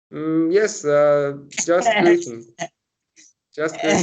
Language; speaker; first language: English; non-native, learner; Persian